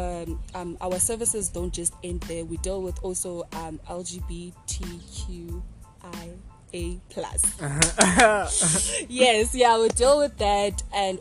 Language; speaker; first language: English; non-native, local second language; Xhosa